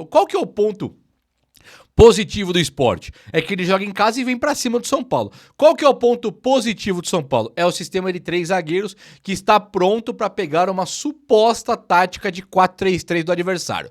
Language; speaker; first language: Portuguese; native; Portuguese